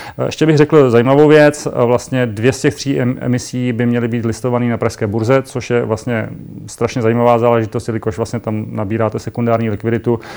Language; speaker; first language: Czech; native; Czech